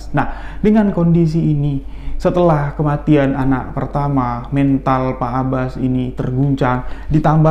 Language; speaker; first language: Indonesian; native; Indonesian